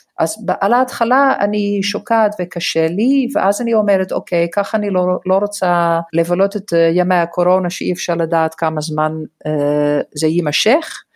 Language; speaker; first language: Hebrew; non-native, fluent; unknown